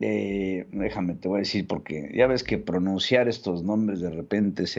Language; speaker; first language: Spanish; native; Spanish